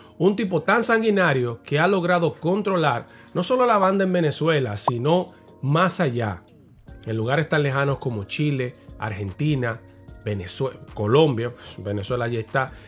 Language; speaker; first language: Spanish; native; Spanish